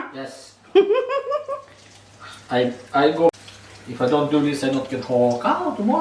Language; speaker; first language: English; non-native, learner; Norwegian